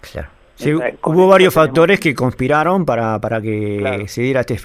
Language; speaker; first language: Spanish; native; Spanish